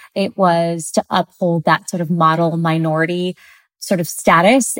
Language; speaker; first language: English; early bilingual, other home language; Spanish